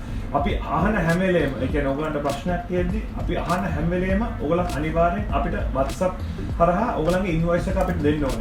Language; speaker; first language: Sinhala; non-native, local second language; Tamil